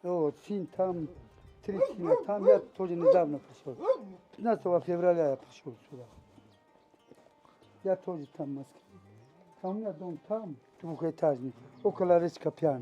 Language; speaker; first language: Russian; non-native, learner; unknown